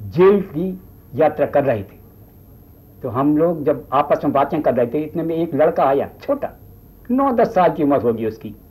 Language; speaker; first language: Hindi; native; Hindi